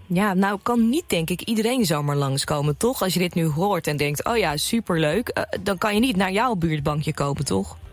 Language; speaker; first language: Dutch; native; Dutch